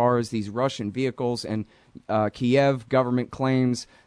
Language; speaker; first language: English; native; English